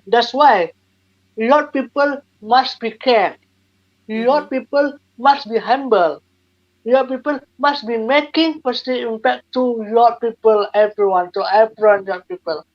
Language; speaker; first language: English; non-native, learner; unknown